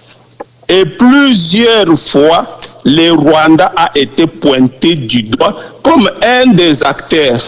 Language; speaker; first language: French; non-native, local second language; Lingala